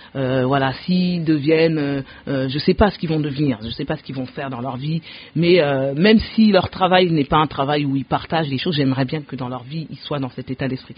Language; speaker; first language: French; early bilingual, other home language; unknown